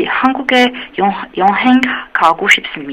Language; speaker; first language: Korean; non-native, learner; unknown